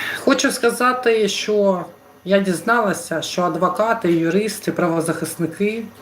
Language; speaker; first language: Ukrainian; non-native, local second language; Russian